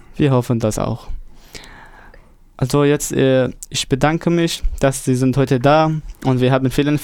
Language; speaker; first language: German; non-native, learner; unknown